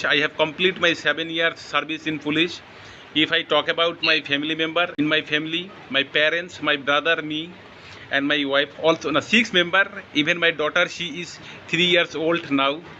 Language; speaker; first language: English; non-native, learner; Bangla